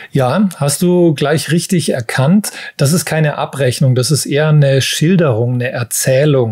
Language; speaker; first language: German; native; German